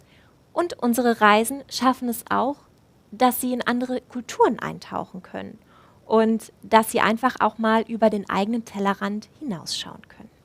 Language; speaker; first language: German; native; German